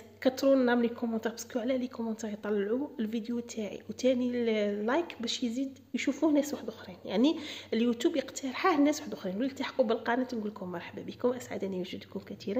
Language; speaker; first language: Arabic; native; Arabic